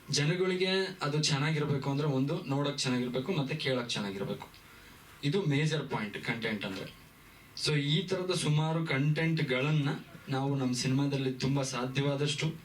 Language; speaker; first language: Kannada; native; Kannada